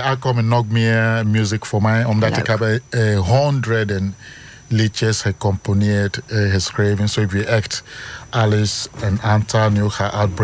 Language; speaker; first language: Dutch; non-native, learner; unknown